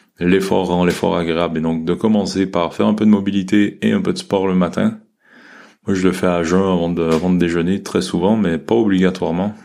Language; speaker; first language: French; native; French